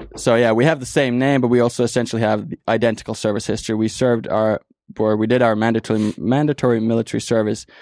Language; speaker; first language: English; non-native, fluent; Finnish